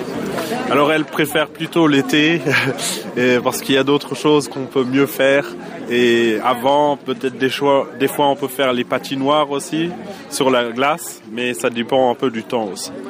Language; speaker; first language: French; non-native, fluent; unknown